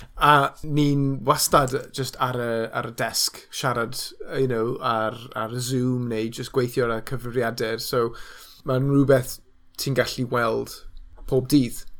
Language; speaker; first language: Welsh; non-native, local second language; English